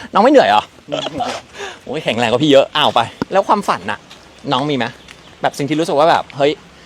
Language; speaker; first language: Thai; non-native, fluent; English